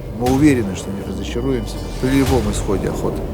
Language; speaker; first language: Russian; native; Russian